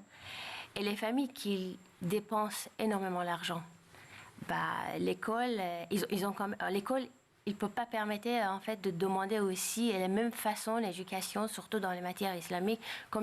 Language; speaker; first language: French; non-native, fluent; Persian